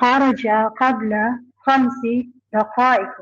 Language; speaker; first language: Arabic; non-native, learner; Filipino